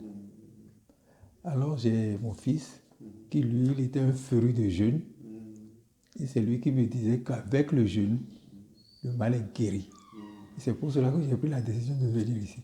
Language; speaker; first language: French; non-native, local second language; Fon